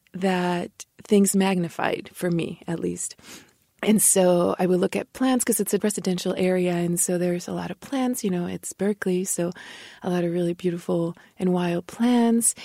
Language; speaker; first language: English; non-native, fluent; Spanish